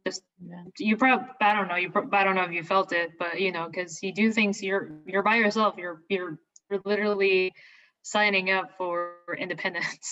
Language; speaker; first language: English; non-native, local second language; Filipino